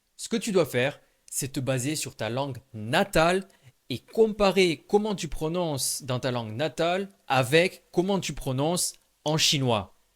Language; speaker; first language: French; native; French